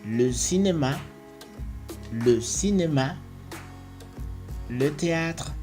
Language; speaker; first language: French; non-native, fluent; Spanish